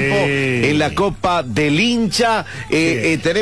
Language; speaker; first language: Spanish; native; Spanish